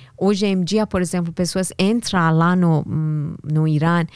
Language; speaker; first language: Portuguese; non-native, learner; Persian